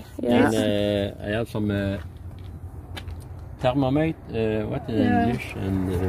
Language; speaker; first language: English; non-native, learner; French